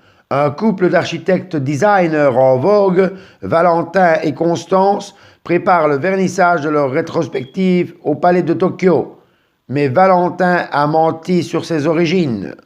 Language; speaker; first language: French; native; French